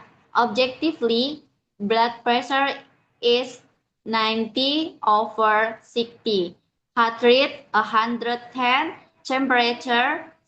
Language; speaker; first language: English; non-native, learner; Indonesian